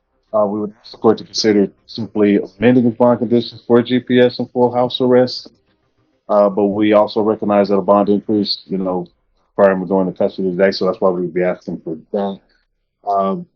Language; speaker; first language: English; native; English